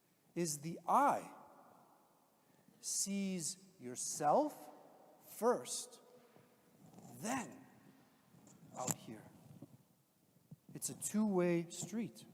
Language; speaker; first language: English; native; English